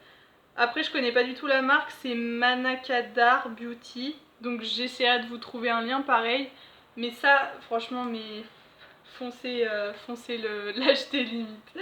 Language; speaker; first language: French; native; French